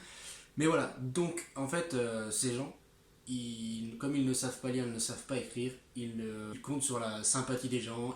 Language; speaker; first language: French; native; French